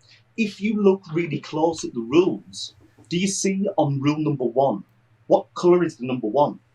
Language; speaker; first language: English; native; English